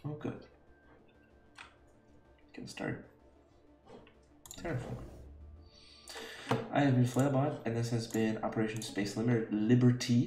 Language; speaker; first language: English; native; English